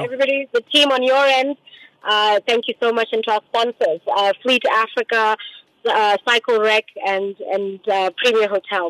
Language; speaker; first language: English; non-native, local second language; Tswana